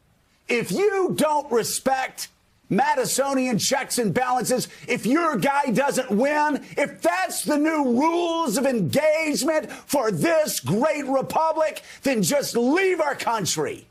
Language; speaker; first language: English; native; English